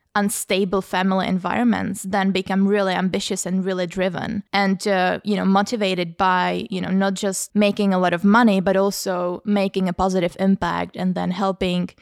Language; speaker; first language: English; non-native, fluent; Czech